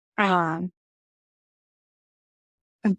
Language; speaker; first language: English; non-native, learner; Russian